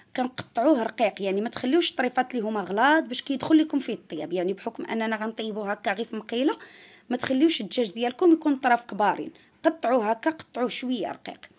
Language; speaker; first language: Arabic; native; Arabic